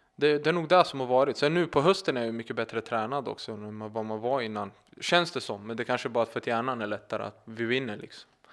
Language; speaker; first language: Swedish; native; Swedish